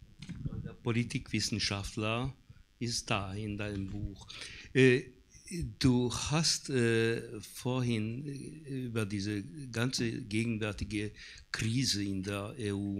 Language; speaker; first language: German; non-native, fluent; Hungarian